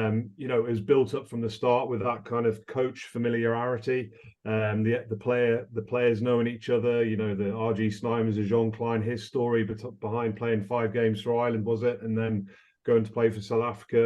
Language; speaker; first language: English; native; English